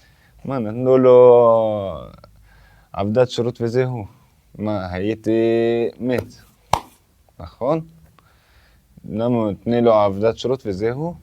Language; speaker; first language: Hebrew; non-native, local second language; Arabic